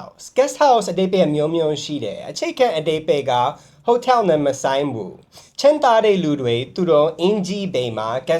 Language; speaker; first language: Burmese; non-native, fluent; English